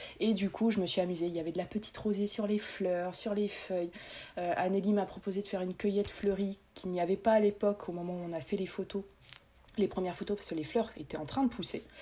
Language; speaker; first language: French; native; French